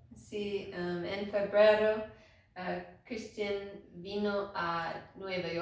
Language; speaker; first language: Spanish; non-native, learner; English